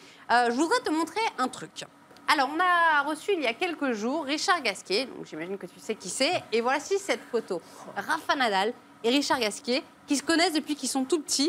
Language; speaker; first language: French; native; French